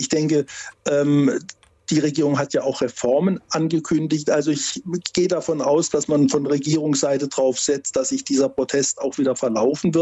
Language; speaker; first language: German; native; German